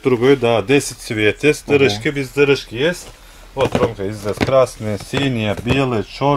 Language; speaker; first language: Russian; non-native, learner; Turkish